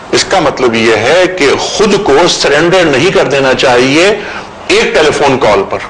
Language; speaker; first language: Urdu; native; Urdu